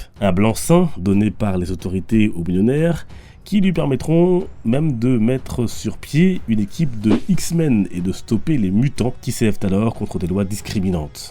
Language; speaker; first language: French; native; French